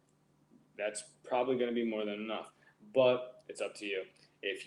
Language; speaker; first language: English; native; English